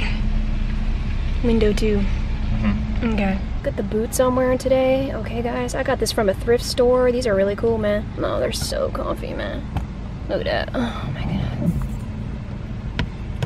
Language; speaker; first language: English; native; English